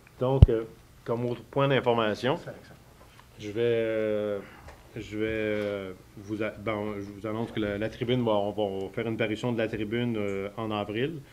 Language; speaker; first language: French; native; French